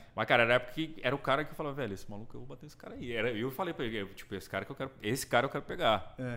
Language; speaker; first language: Portuguese; native; Portuguese